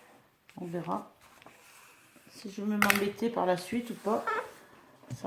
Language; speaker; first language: French; native; French